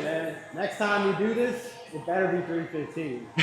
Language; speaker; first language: English; native; English